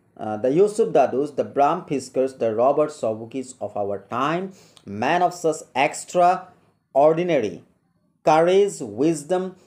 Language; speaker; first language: English; non-native, local second language; Assamese